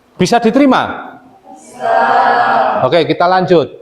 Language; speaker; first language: Indonesian; native; Indonesian